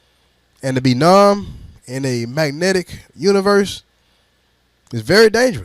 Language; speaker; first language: English; native; English